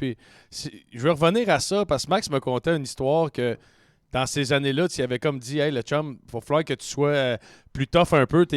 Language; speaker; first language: French; native; French